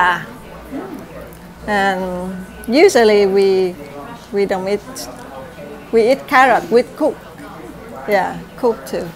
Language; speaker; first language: English; non-native, learner; Vietnamese